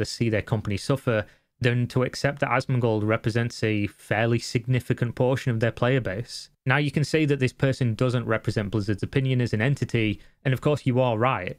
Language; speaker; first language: English; native; English